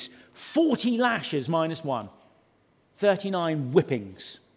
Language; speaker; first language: English; native; English